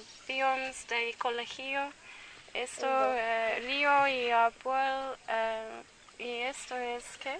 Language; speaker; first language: Spanish; non-native, learner; English